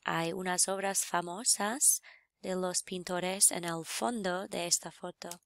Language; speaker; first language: Spanish; non-native, fluent; English